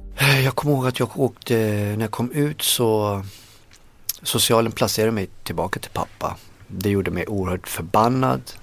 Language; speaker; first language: Swedish; early bilingual, other home language; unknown